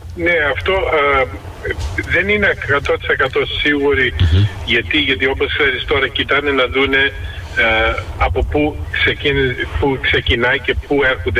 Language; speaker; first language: Greek; early bilingual, heritage; Greek